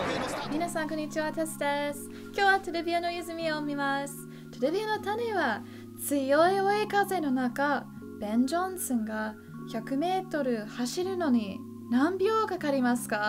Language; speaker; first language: Japanese; non-native, learner; English